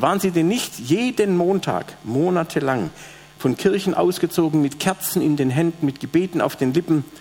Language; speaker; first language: German; native; German